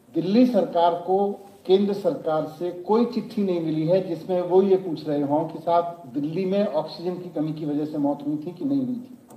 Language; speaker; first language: Hindi; native; Hindi